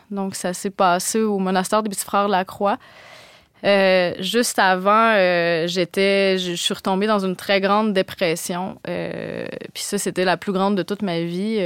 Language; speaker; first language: French; native; French